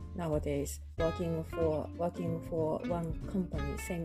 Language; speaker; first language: English; non-native, fluent; Japanese